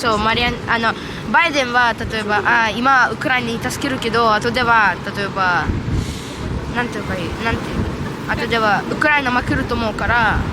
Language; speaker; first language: Japanese; non-native, learner; Russian